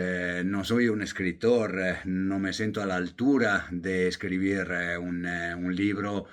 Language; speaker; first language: Spanish; non-native, fluent; Italian